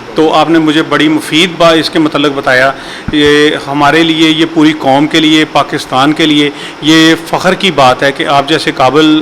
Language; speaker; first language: Urdu; non-native, local second language; Punjabi